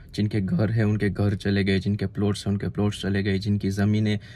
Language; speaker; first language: Hindi; non-native, local second language; Gujarati